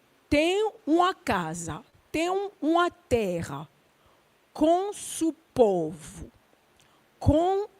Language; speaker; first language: Portuguese; non-native, learner; Luba-Lulua